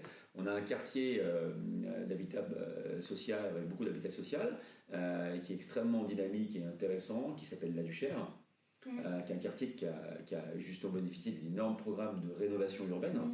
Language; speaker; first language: French; native; French